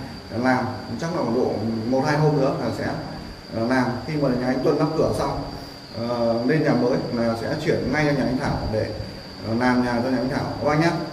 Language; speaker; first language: Vietnamese; native; Vietnamese